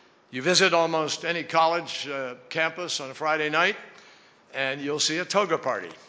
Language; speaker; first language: English; native; English